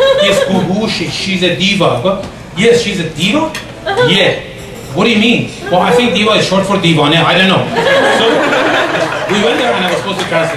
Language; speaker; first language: English; non-native, fluent; Persian